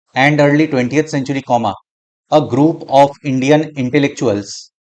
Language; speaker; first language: English; non-native, local second language; Hindi